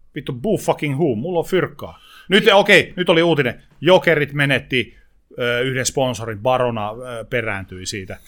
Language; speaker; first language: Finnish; native; Finnish